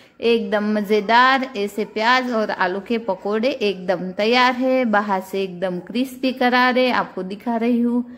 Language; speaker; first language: Hindi; non-native, local second language; Gujarati